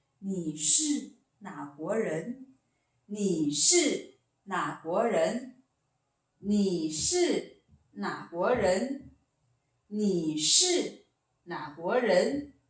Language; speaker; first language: Chinese; non-native, fluent; Korean